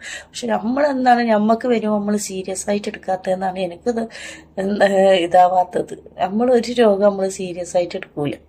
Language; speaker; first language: Malayalam; native; Malayalam